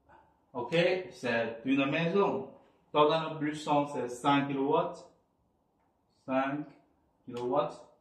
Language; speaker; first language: French; non-native, fluent; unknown